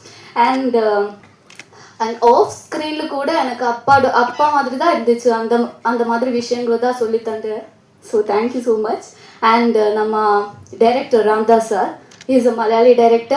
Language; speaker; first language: Tamil; non-native, learner; Malayalam